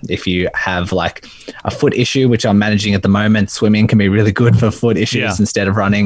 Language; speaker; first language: English; native; English